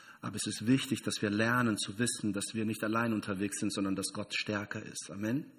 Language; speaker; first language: German; non-native, fluent; Portuguese